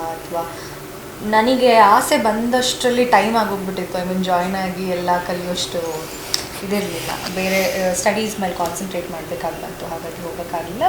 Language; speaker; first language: Kannada; native; Kannada